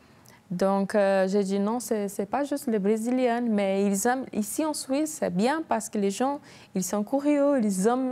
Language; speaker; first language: French; non-native, learner; Portuguese